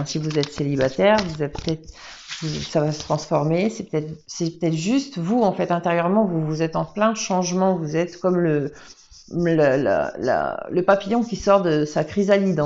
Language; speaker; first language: French; native; French